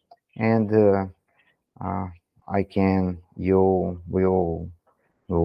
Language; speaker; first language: English; non-native, learner; Portuguese